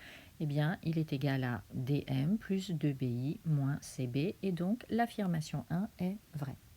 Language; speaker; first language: French; native; French